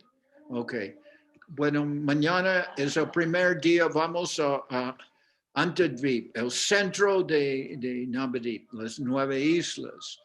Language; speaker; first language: Spanish; non-native, fluent; English